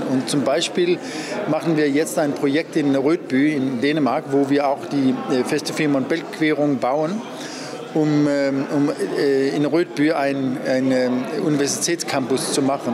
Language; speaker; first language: German; non-native, fluent; Danish